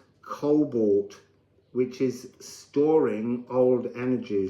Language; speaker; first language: English; native; English